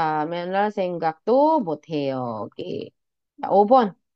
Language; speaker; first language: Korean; non-native, fluent; Indonesian